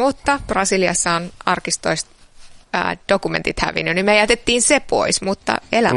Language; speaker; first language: Finnish; native; Finnish